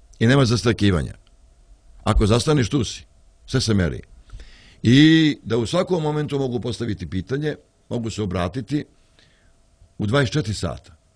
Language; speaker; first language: Serbian; native; Serbian